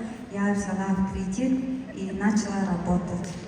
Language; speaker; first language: Russian; non-native, learner; Mongolian